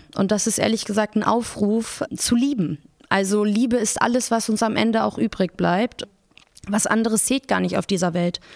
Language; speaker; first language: German; early bilingual, other home language; Persian